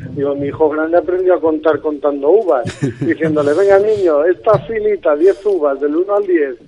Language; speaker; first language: Spanish; native; Spanish